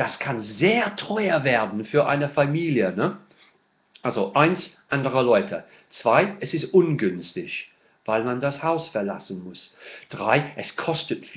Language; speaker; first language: German; non-native, fluent; English